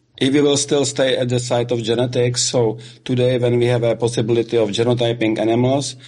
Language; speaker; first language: English; non-native, fluent; Czech